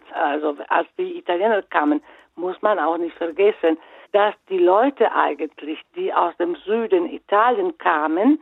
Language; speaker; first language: German; non-native, fluent; Italian